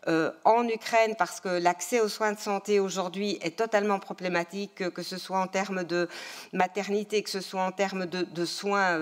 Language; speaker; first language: French; native; French